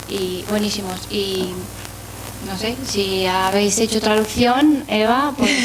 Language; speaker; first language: Spanish; non-native, fluent; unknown